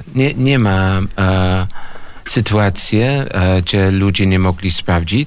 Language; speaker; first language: Polish; non-native, learner; English